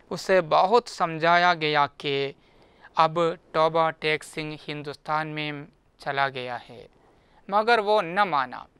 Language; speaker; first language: Hindi; non-native, local second language; Malayalam